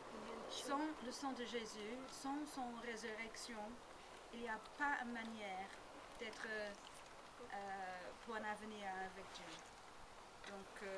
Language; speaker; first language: French; non-native, learner; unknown